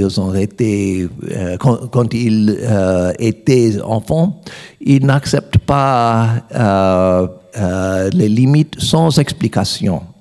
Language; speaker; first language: French; non-native, learner; English